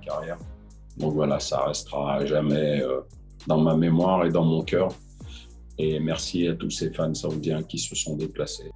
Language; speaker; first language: French; native; French